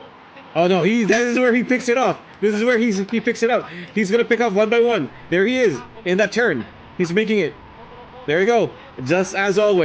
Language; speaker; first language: English; native; English